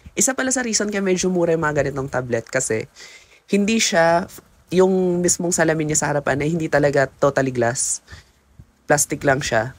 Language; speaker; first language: Filipino; native; Filipino